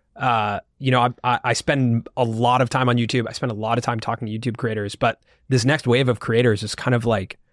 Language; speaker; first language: English; early bilingual, other home language; Hindi